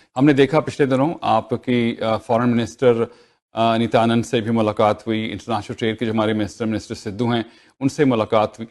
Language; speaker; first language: Urdu; native; Urdu